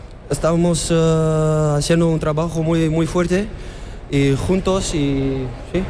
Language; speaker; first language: Spanish; non-native, learner; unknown